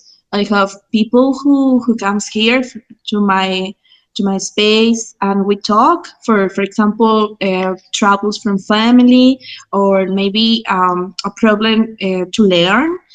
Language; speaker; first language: English; non-native, fluent; Spanish